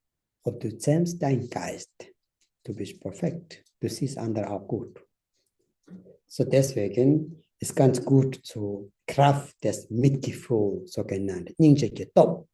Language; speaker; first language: German; non-native, learner; Tibetan